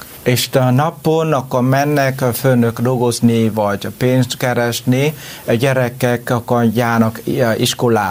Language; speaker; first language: Hungarian; non-native, learner; Vietnamese